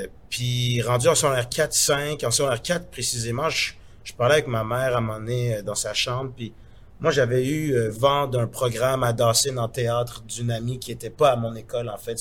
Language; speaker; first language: French; native; French